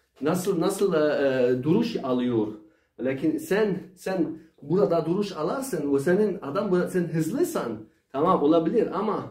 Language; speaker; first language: Turkish; non-native, learner; Arabic